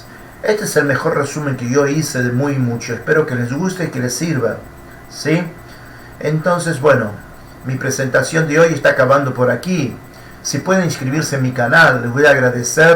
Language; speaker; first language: Spanish; non-native, fluent; Portuguese